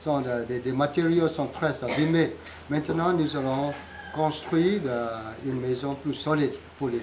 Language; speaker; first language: French; non-native, learner; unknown